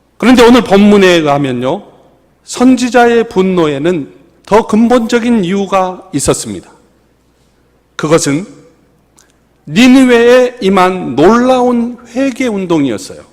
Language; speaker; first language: Korean; native; Korean